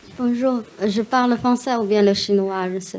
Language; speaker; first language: French; non-native, fluent; Chinese